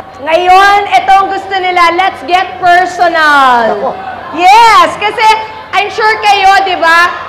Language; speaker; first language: Filipino; native; Filipino